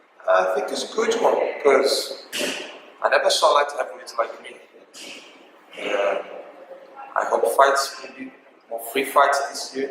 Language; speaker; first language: English; non-native, learner; Portuguese